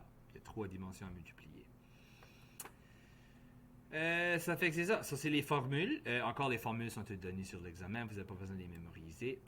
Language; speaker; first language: French; native; French